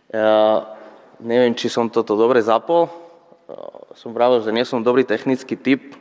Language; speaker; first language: Slovak; non-native, fluent; Spanish